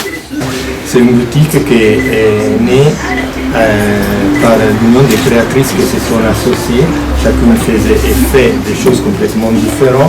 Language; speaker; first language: French; non-native, fluent; Italian